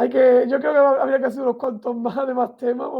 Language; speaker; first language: Spanish; native; Spanish